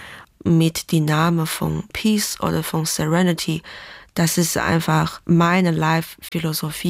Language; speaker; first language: German; non-native, fluent; Chinese